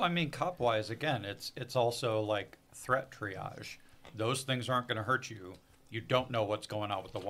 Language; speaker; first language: English; native; English